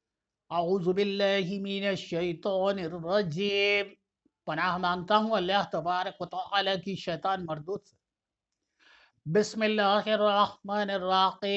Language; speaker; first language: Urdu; native; Urdu